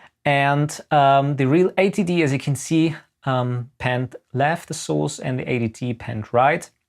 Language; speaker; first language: English; non-native, fluent; German